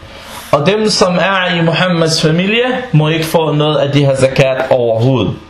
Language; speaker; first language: Danish; non-native, fluent; Arabic